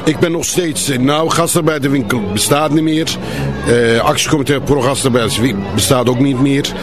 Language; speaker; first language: Dutch; non-native, fluent; Turkish